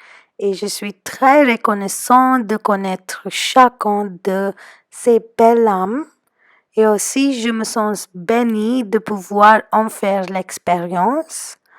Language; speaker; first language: French; non-native, fluent; Hindi